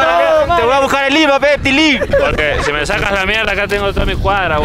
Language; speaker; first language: Spanish; native; Spanish